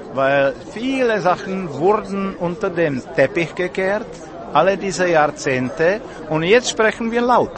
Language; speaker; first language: German; non-native, fluent; Czech